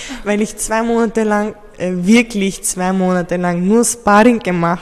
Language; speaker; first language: German; early bilingual, other home language; Turkish